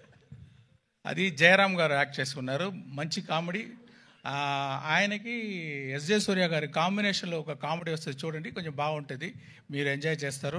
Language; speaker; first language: Telugu; non-native, local second language; Tamil